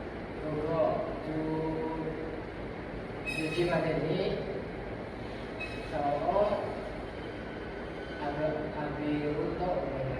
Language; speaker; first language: Japanese; non-native, learner; Indonesian